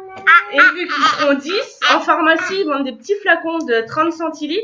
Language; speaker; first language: French; native; French